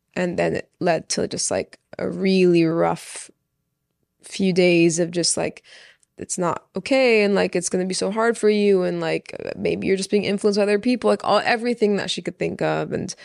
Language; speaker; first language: English; early bilingual, other home language; Persian